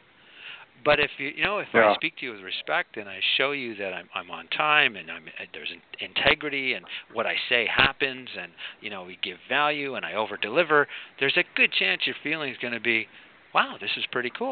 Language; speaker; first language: English; native; English